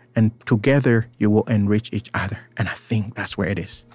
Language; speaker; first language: English; non-native, local second language; Ganda